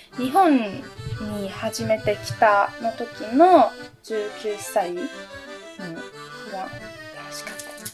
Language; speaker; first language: Japanese; non-native, fluent; Italian